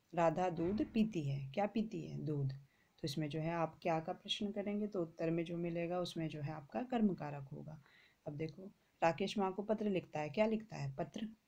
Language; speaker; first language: Hindi; native; Hindi